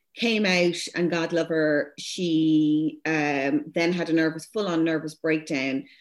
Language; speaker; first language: English; native; English